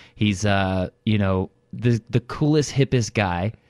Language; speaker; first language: English; early bilingual, other home language; Russian